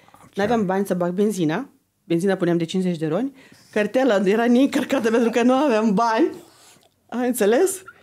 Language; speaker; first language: Romanian; non-native, fluent; Lithuanian